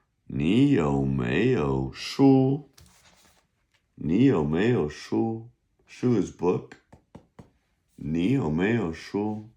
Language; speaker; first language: Chinese; non-native, fluent; English